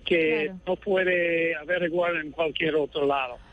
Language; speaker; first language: Spanish; non-native, fluent; English